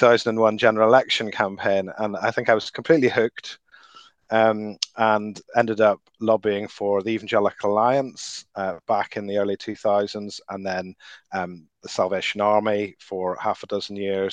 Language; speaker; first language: English; native; English